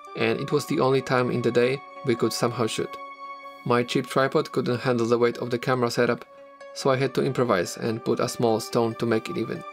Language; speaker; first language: English; non-native, fluent; Polish